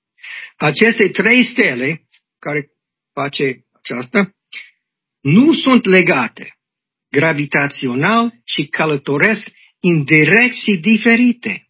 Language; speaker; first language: Romanian; non-native, learner; English